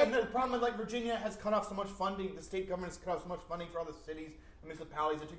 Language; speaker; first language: English; native; English